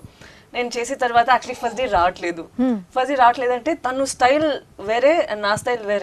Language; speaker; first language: Telugu; non-native, learner; Tamil